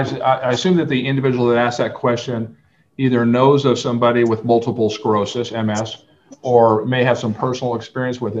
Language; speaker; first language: English; native; English